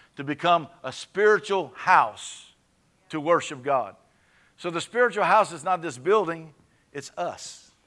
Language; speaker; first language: English; native; English